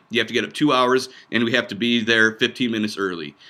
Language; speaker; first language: English; native; English